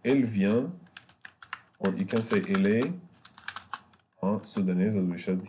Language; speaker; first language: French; non-native, fluent; Arabic